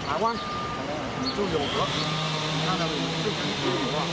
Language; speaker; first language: Chinese; native; Chinese